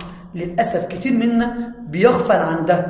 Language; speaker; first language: Arabic; native; Arabic